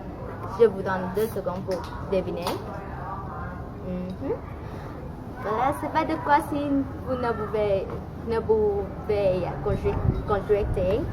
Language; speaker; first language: French; non-native, learner; Vietnamese